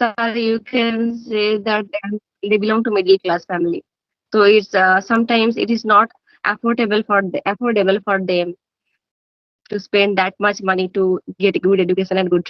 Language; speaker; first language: English; non-native, learner; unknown